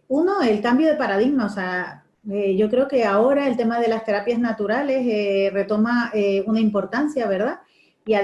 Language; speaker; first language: Spanish; native; Spanish